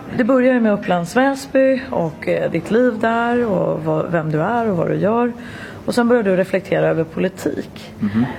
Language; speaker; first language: Swedish; native; Swedish